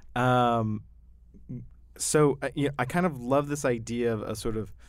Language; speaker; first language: English; native; English